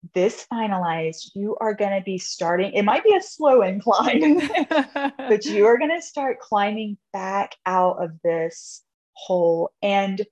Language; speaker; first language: English; native; English